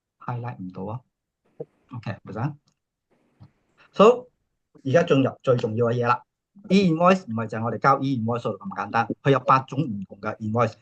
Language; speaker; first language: Cantonese; native; Cantonese